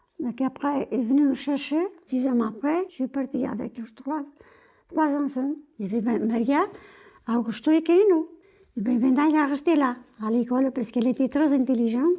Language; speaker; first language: French; non-native, fluent; Portuguese